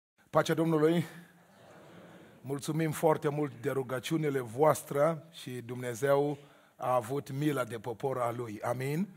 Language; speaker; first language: Romanian; non-native, learner; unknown